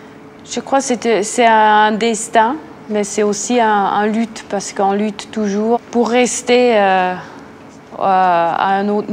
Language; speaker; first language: French; non-native, local second language; Swiss German